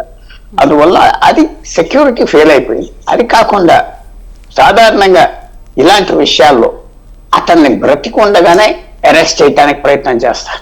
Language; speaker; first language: Telugu; native; Telugu